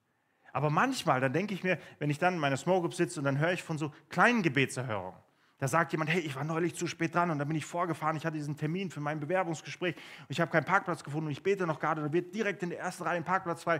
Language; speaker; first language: German; native; German